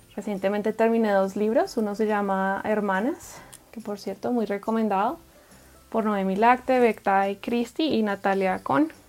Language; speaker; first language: Spanish; native; Spanish